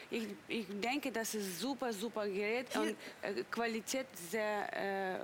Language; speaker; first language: German; non-native, learner; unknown